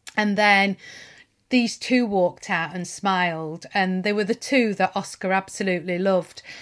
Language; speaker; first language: English; native; English